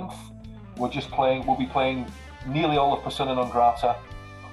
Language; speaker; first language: English; native; English